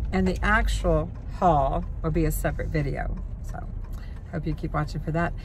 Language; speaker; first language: English; native; English